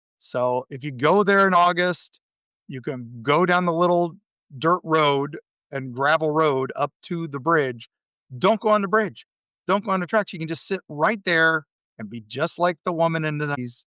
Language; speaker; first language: English; native; English